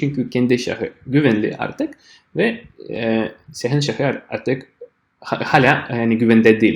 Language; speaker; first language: Turkish; non-native, fluent; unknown